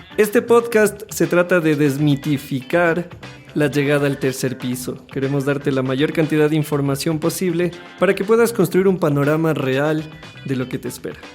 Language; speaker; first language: Spanish; native; Spanish